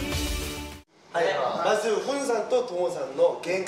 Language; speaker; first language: Japanese; non-native, learner; Korean